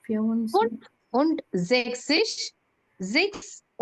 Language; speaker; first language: German; non-native, fluent; Tamil